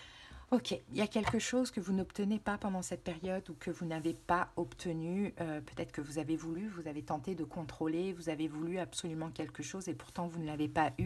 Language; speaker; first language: French; native; French